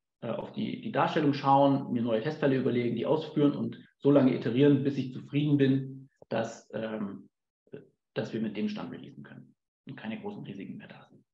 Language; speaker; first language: German; native; German